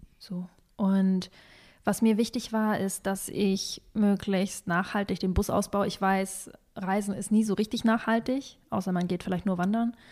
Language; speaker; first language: German; early bilingual, other home language; Russian